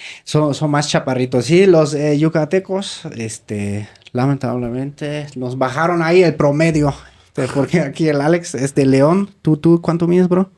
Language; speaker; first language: Spanish; native; Spanish